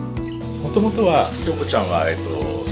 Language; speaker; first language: Japanese; native; Japanese